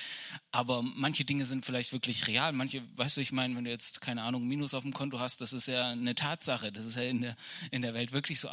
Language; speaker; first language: German; native; German